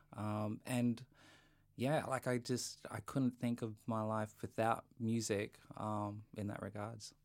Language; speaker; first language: English; native; English